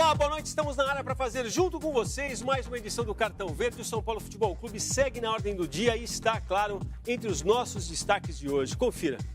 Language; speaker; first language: Portuguese; native; Portuguese